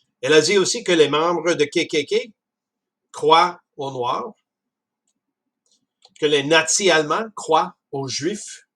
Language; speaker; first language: French; non-native, fluent; English